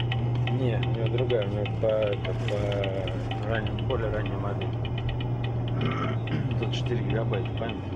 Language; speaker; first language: Russian; native; Russian